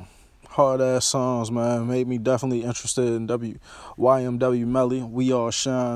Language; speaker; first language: English; native; English